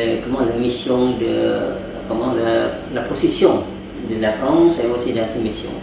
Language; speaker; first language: French; non-native, learner; Indonesian